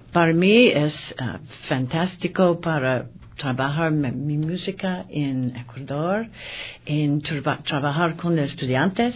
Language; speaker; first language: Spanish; non-native, learner; English